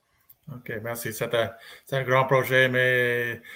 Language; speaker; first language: French; non-native, learner; English